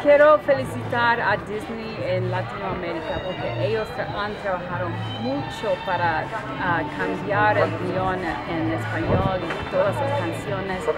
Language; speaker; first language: Spanish; early bilingual, heritage; Spanish